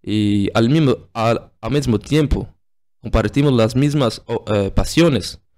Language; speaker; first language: Spanish; non-native, learner; Portuguese